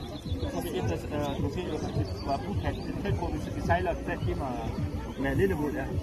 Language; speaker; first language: Danish; non-native, learner; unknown